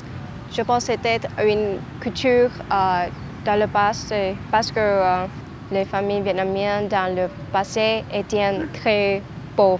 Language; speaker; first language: French; non-native, learner; Vietnamese